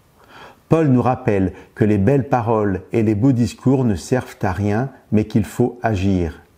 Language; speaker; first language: French; native; French